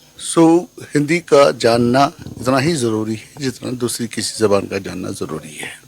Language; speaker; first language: Urdu; non-native, local second language; Kashmiri